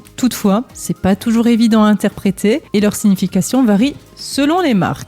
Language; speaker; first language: French; native; French